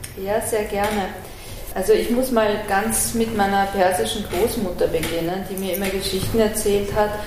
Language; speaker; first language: German; early bilingual, other home language; Persian